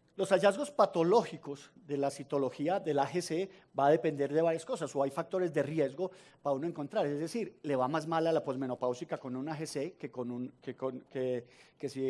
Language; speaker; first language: Spanish; native; Spanish